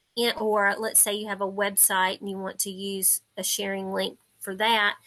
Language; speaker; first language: English; native; English